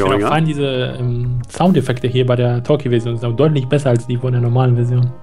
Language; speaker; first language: German; native; German